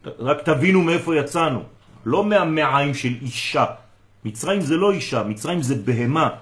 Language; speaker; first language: Hebrew; non-native, fluent; French